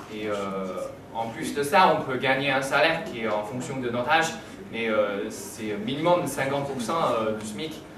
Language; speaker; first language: French; non-native, fluent; Chinese